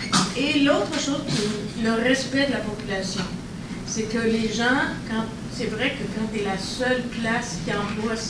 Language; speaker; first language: French; native; French